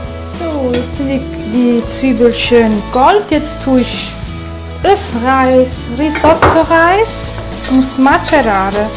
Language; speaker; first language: German; non-native, fluent; Italian